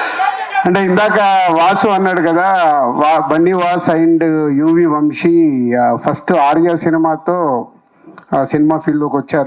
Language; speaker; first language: Telugu; native; Telugu